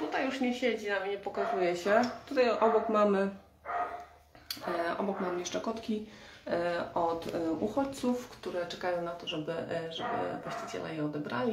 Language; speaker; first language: Polish; native; Polish